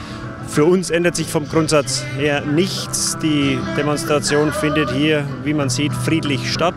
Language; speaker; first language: German; native; German